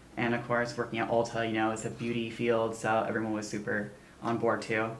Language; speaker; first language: English; native; English